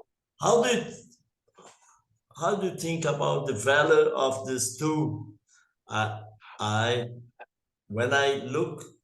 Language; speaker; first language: English; non-native, learner; Portuguese